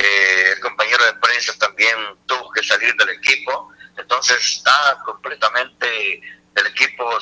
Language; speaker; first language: Spanish; native; Spanish